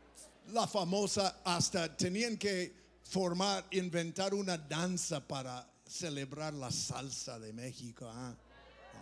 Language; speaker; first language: Spanish; non-native, fluent; English